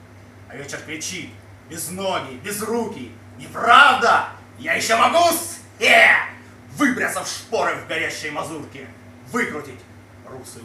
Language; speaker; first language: Russian; native; Russian